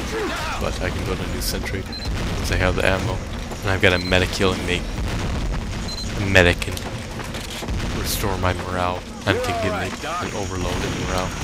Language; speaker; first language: English; native; English